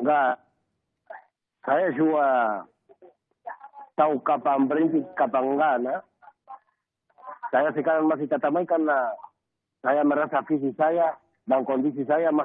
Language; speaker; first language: Indonesian; non-native, learner; Spanish